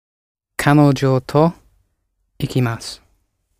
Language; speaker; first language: Japanese; non-native, learner; English